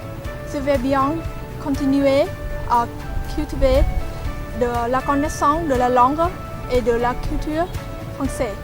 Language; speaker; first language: French; non-native, learner; Vietnamese